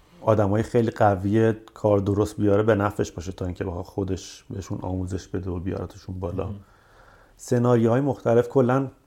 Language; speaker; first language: Persian; native; Persian